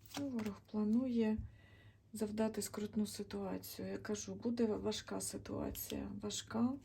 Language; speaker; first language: Ukrainian; non-native, local second language; Russian